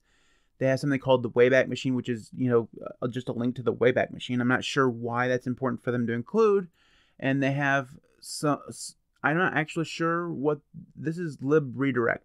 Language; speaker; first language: English; native; English